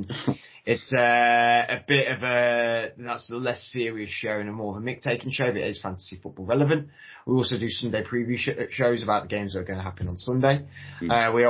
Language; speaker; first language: English; native; English